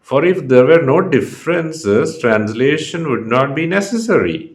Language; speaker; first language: English; non-native, local second language; Malayalam